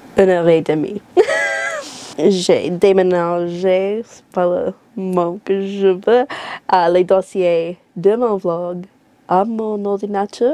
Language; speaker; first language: French; non-native, learner; English